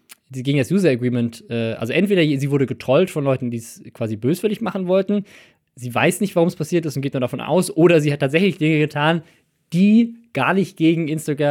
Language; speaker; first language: German; native; German